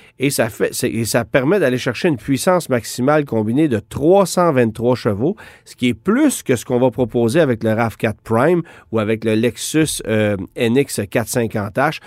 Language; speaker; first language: French; native; French